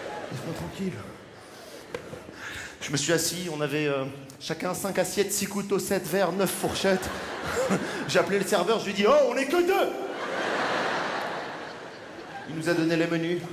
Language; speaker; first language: French; native; French